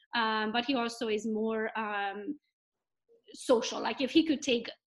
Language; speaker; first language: English; non-native, fluent; Romanian